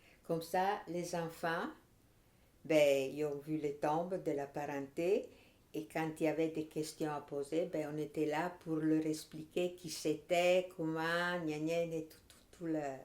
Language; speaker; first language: French; non-native, fluent; Italian